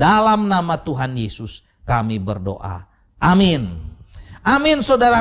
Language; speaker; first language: Indonesian; native; Indonesian